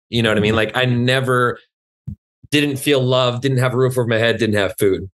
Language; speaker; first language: English; native; English